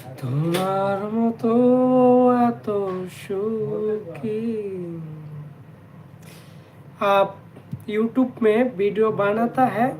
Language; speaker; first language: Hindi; non-native, learner; Bangla